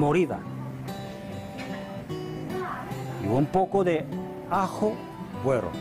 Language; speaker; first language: Spanish; non-native, fluent; Chinese